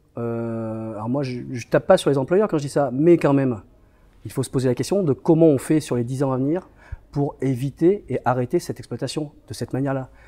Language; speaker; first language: French; native; French